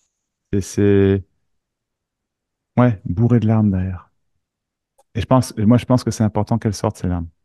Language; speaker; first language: French; native; French